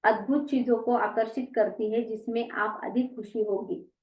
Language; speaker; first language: Hindi; non-native, local second language; Marathi